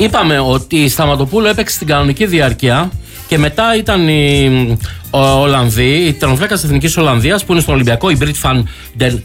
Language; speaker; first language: Greek; native; Greek